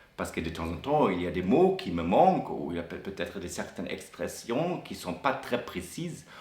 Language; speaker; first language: French; non-native, fluent; German